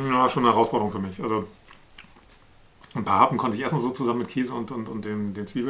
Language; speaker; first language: German; native; German